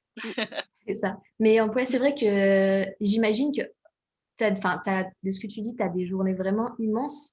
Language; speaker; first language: French; native; French